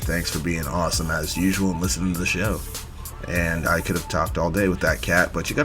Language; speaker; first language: English; native; English